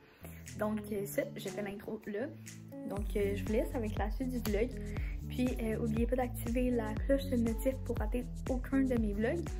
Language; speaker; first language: French; native; French